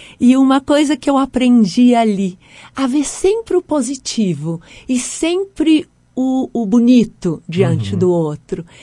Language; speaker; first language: Portuguese; native; Portuguese